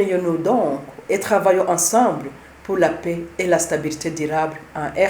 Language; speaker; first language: French; non-native, local second language; Kinyarwanda